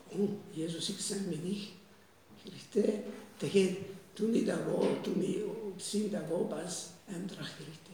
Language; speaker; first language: Mongolian; non-native, fluent; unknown